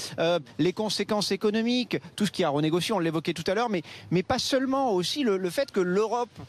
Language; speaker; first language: French; native; French